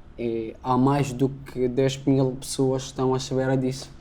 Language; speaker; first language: Portuguese; non-native, learner; Arabic